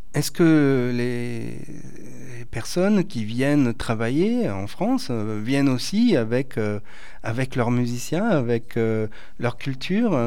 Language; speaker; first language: French; native; French